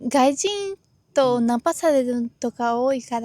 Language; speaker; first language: Japanese; non-native, learner; Portuguese